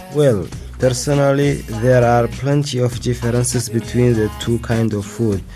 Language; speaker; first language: English; non-native, fluent; Arabic